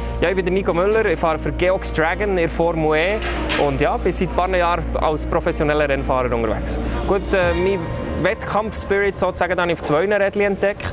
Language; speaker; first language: German; native; German